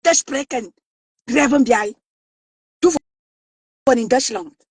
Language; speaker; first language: German; non-native, learner; French